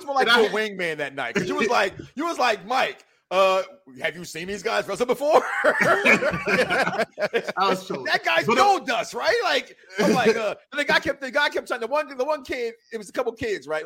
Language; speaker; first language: English; native; English